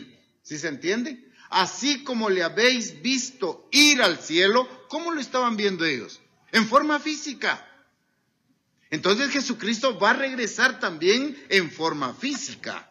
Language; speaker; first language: Spanish; native; Spanish